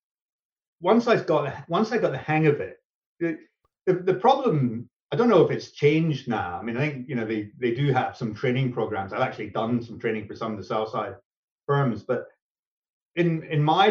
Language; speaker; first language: English; native; English